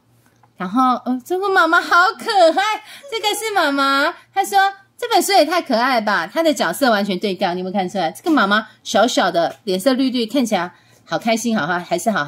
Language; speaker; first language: Chinese; native; Chinese